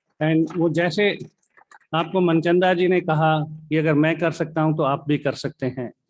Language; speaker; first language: Hindi; native; Hindi